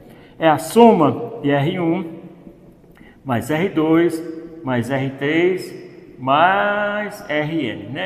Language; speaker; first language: Portuguese; native; Portuguese